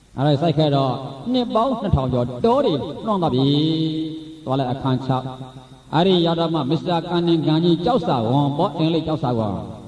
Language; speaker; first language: Burmese; native; Burmese